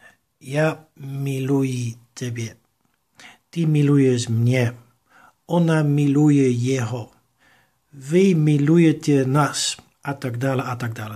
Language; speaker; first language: Czech; non-native, fluent; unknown